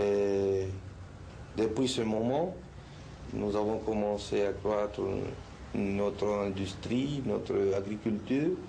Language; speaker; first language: French; non-native, learner; Spanish